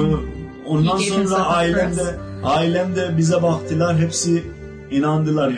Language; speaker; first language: Turkish; non-native, local second language; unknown